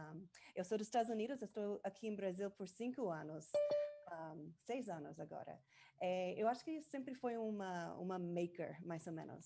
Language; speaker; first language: Portuguese; non-native, learner; English